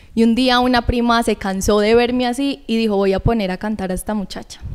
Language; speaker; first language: Spanish; native; Spanish